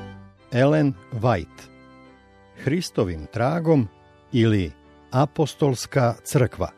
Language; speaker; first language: Serbian; native; Serbian